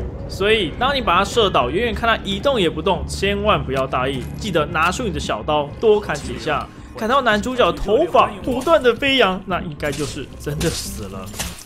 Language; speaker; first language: Chinese; native; Chinese